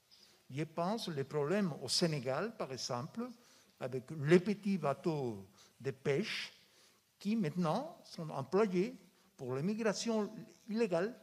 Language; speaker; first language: French; non-native, fluent; Spanish